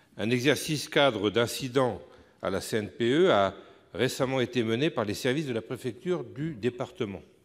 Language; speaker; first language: French; native; French